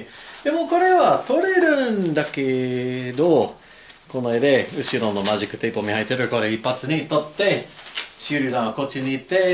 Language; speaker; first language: Japanese; non-native, learner; English